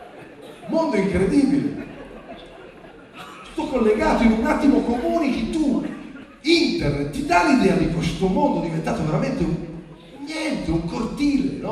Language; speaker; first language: Italian; native; Italian